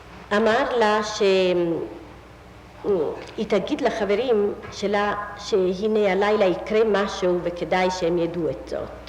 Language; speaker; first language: Hebrew; non-native, fluent; Italian